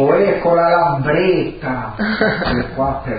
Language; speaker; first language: Italian; early bilingual, heritage; Italian